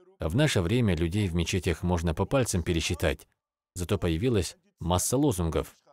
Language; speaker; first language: Russian; non-native, local second language; Avaric